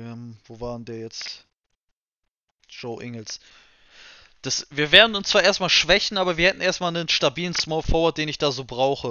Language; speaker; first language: German; native; German